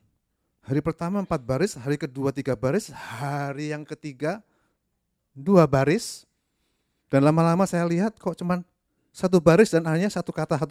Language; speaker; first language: Indonesian; native; Indonesian